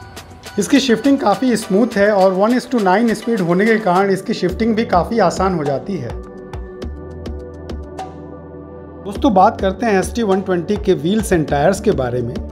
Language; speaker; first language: Hindi; native; Hindi